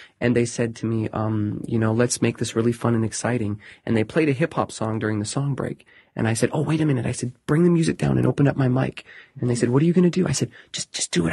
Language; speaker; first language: English; native; English